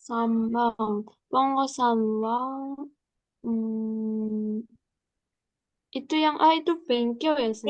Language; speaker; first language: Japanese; non-native, learner; Indonesian